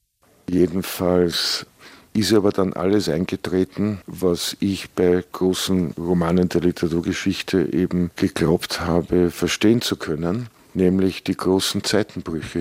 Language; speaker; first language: German; native; German